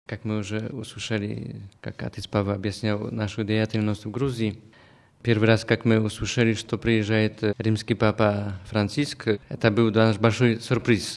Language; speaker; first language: Russian; non-native, fluent; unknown